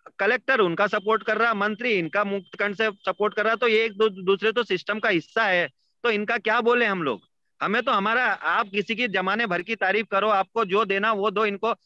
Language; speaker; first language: Hindi; native; Hindi